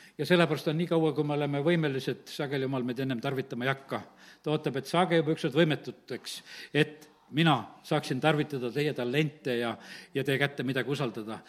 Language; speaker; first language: Estonian; native; Estonian